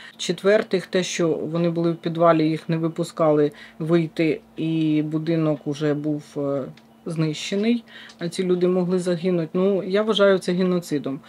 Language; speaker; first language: Ukrainian; native; Ukrainian